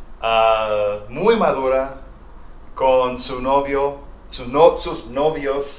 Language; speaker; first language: Spanish; non-native, fluent; English